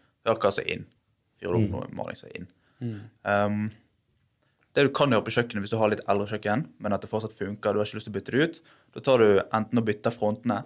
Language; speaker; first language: Norwegian; native; Norwegian